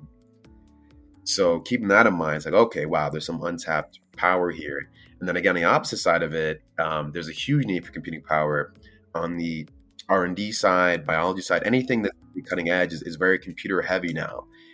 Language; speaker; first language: English; native; English